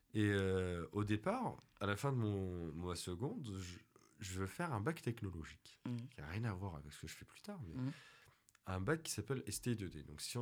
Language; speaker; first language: French; native; French